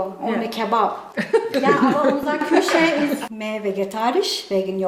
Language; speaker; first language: German; non-native, learner; Turkish